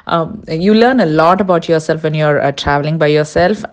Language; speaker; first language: English; non-native, local second language; Tulu